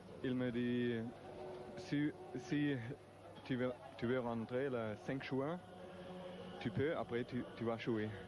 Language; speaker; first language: French; non-native, fluent; German